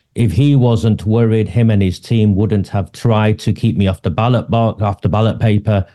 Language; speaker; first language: English; native; English